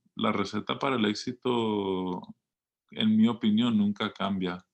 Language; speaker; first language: Spanish; early bilingual, heritage; Spanish